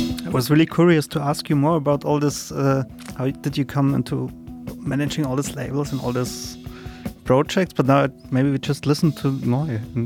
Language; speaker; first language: English; non-native, fluent; German